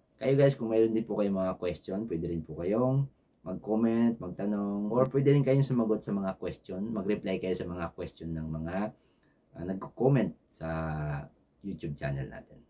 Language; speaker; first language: Filipino; native; Filipino